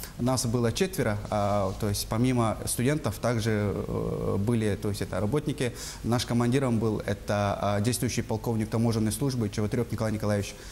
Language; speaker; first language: Russian; non-native, local second language; Yakut